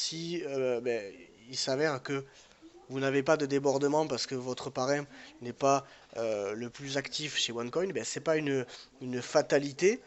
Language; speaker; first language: French; native; French